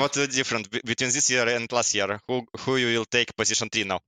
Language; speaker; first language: English; non-native, learner; Russian